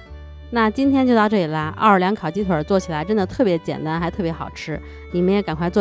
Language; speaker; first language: Chinese; native; Chinese